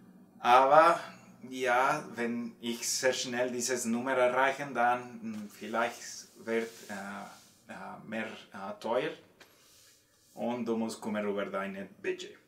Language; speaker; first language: German; non-native, learner; Spanish